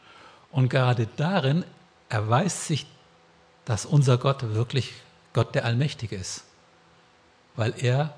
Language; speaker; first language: German; native; German